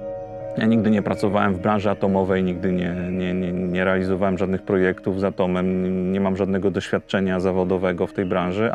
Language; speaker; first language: Polish; native; Polish